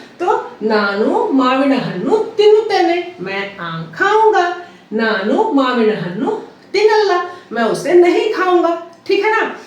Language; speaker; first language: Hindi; native; Hindi